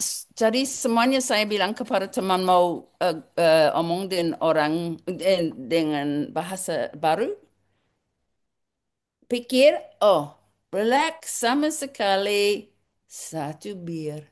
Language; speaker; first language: Indonesian; non-native, learner; English